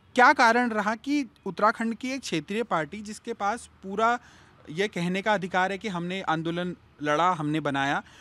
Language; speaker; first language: Hindi; native; Hindi